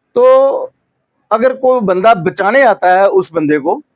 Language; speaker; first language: Hindi; non-native, local second language; Punjabi